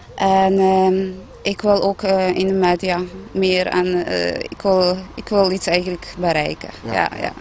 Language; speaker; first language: Dutch; non-native, fluent; Polish